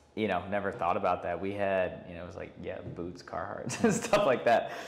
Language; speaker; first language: English; native; English